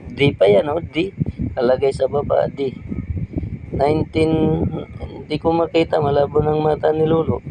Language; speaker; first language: Filipino; native; Filipino